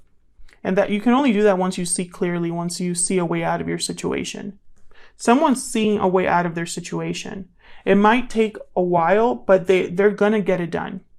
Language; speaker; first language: English; native; English